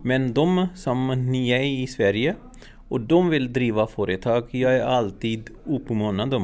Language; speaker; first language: Swedish; non-native, learner; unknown